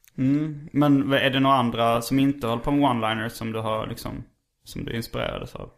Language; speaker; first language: Swedish; native; Swedish